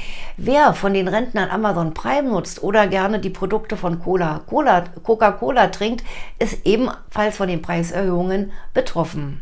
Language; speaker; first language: German; native; German